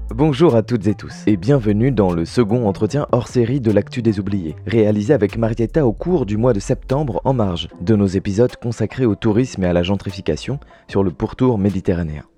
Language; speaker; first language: French; native; French